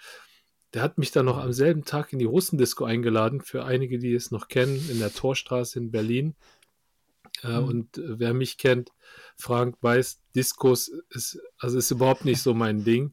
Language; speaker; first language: German; early bilingual, other home language; Korean